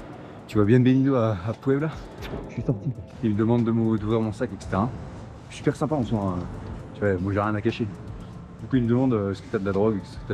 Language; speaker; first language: French; native; French